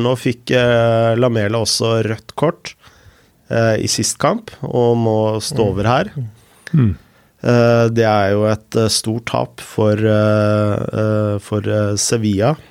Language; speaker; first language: Norwegian; native; Norwegian